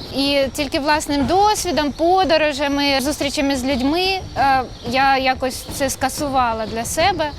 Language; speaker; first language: Ukrainian; non-native, local second language; Russian